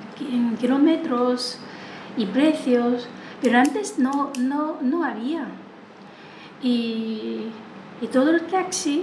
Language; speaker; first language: Spanish; non-native, learner; Chinese